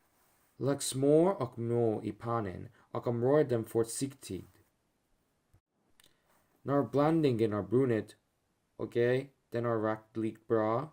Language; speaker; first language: Swedish; non-native, learner; English